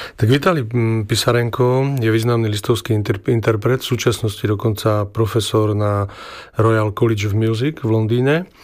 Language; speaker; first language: Slovak; native; Slovak